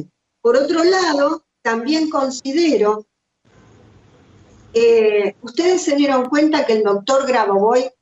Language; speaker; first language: Spanish; native; Spanish